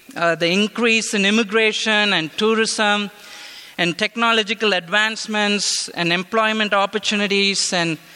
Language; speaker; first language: English; non-native, local second language; Tamil